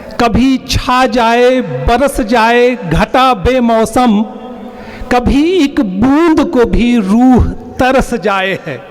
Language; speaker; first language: Hindi; native; Hindi